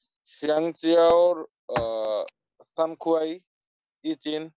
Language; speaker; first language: Chinese; non-native, learner; Bangla